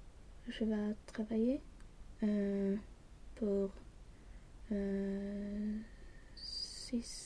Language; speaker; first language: French; non-native, learner; Swedish